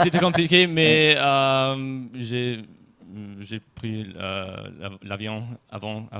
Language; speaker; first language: French; non-native, fluent; German